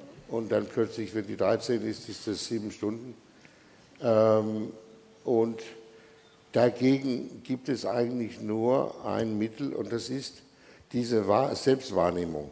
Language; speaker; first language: German; non-native, fluent; Danish